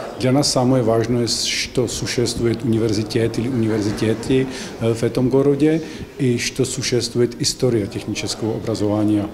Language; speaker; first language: Russian; non-native, learner; Czech